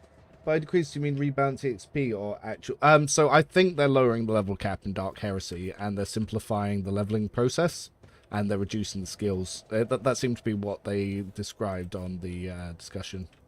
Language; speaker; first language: English; native; English